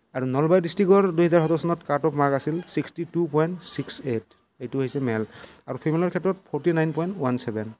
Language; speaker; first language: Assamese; non-native, local second language; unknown